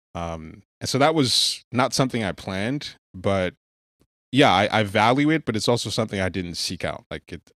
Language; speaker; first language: English; early bilingual, other home language; Yoruba